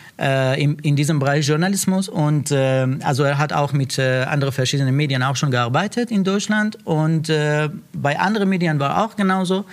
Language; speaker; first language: German; non-native, learner; Persian